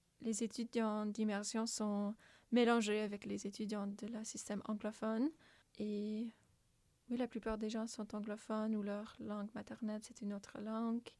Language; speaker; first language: French; non-native, local second language; English